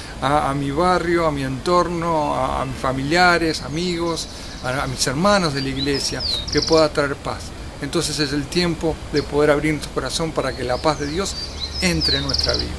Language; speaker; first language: Spanish; native; Spanish